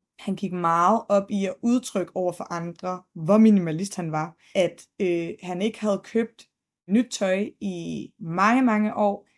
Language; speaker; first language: Danish; native; Danish